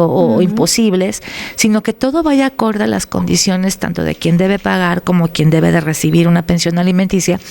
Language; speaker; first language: Spanish; native; Spanish